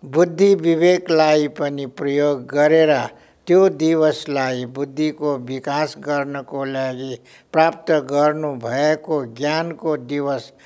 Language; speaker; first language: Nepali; non-native, local second language; Newari